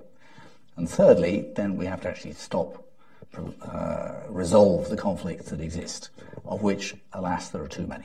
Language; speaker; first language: English; native; English